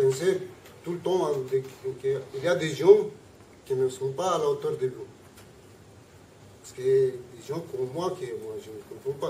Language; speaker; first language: French; non-native, learner; Spanish